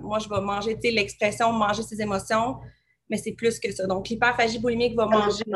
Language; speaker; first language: French; native; French